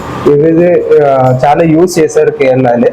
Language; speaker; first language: Telugu; non-native, learner; Malayalam